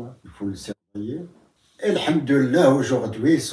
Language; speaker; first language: French; non-native, fluent; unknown